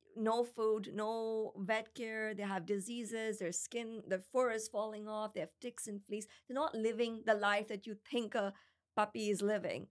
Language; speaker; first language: English; non-native, local second language; Urdu